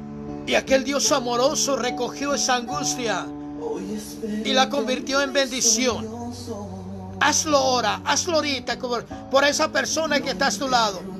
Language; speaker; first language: Spanish; native; Spanish